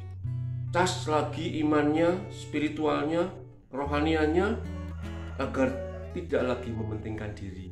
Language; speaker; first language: Indonesian; native; Indonesian